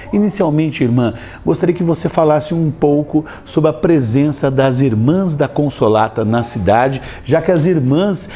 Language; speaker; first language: Portuguese; native; Portuguese